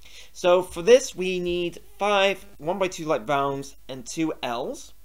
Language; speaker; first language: English; native; English